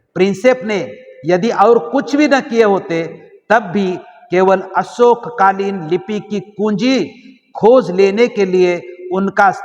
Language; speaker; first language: Hindi; non-native, local second language; Marathi